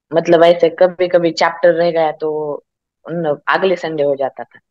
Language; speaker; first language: Hindi; non-native, local second language; Marathi